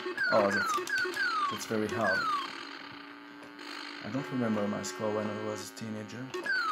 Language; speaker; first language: English; non-native, learner; French